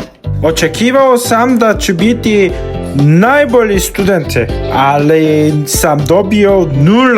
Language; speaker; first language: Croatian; non-native, learner; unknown